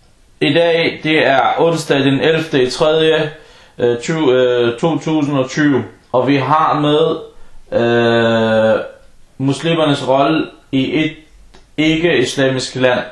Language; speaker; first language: Danish; early bilingual, other home language; Urdu